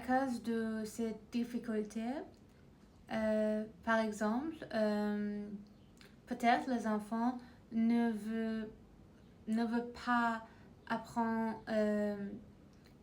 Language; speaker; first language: French; non-native, learner; Persian